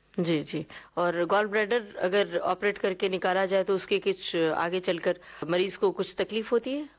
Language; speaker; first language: Hindi; native; Hindi